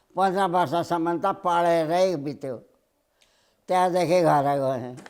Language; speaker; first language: Nepali; early bilingual, heritage; Nepali